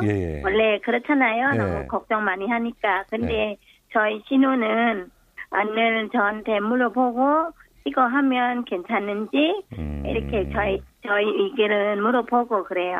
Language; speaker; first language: Korean; non-native, fluent; Thai